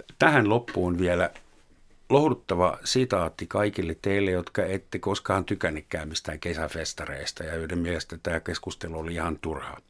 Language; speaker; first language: Finnish; non-native, fluent; German